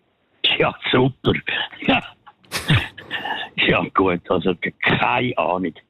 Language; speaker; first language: German; native; German